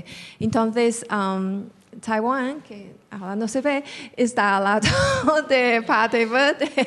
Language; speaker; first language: Spanish; non-native, fluent; Chinese